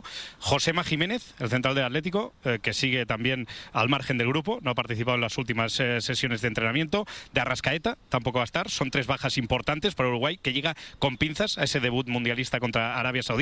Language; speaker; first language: Spanish; native; Spanish